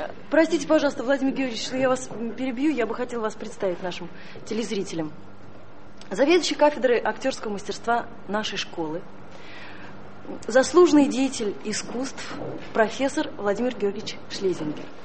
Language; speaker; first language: Russian; native; Russian